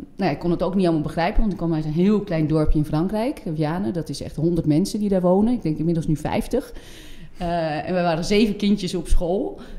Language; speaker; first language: Dutch; non-native, fluent; French